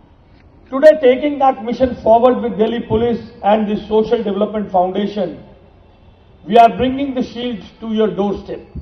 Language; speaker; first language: Hindi; native; Hindi